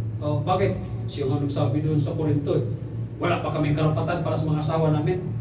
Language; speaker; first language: Filipino; non-native, local second language; Cebuano